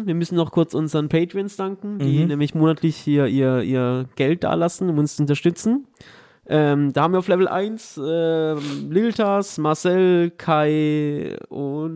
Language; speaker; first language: German; native; German